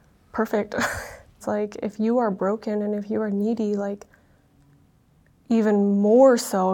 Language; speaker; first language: English; early bilingual, other home language; Vietnamese